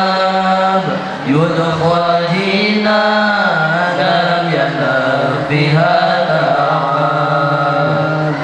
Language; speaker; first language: Arabic; non-native, learner; Sundanese